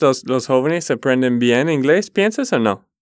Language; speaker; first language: Spanish; non-native, learner; English